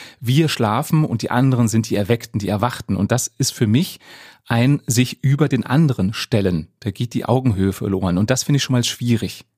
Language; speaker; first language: German; native; German